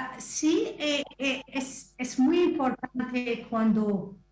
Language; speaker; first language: Spanish; non-native, learner; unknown